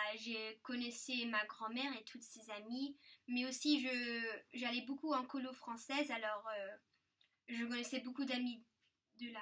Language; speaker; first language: French; early bilingual, heritage; English